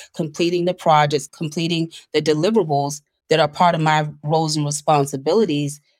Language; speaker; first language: English; native; English